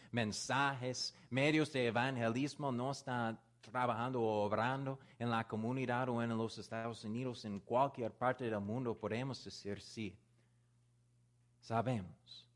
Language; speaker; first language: Spanish; non-native, learner; English